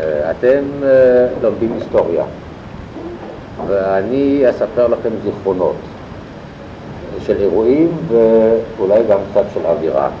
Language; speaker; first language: Hebrew; non-native, fluent; German